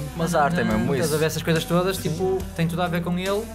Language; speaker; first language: Portuguese; native; Portuguese